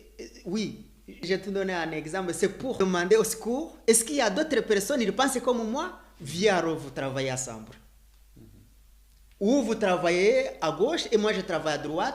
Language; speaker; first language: French; non-native, learner; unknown